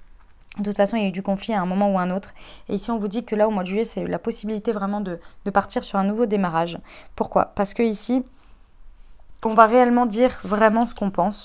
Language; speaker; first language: French; native; French